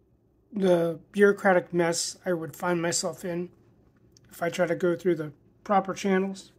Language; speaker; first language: English; native; English